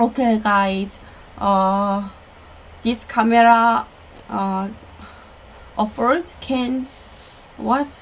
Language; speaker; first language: English; non-native, learner; Korean